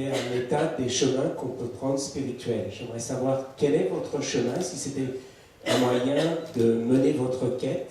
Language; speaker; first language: French; native; French